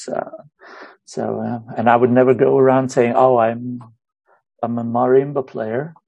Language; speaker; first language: English; non-native, fluent; Romanian